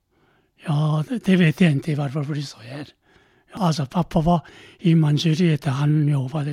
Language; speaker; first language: Swedish; non-native, learner; Korean